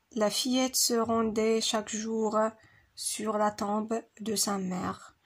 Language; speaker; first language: French; non-native, local second language; Arabic